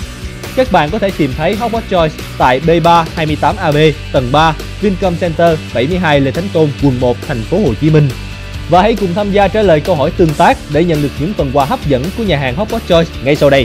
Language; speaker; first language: Vietnamese; native; Vietnamese